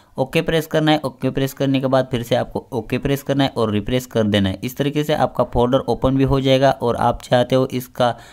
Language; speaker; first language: Hindi; non-native, local second language; Marathi